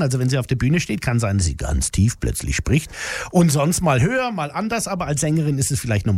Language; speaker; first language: German; native; German